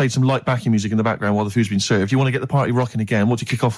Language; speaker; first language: English; native; English